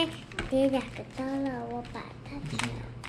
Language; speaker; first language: Chinese; native; Chinese